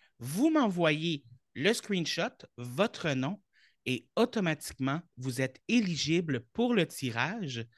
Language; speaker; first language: French; native; French